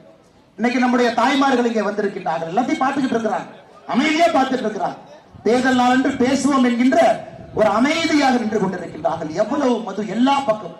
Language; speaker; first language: Tamil; native; Tamil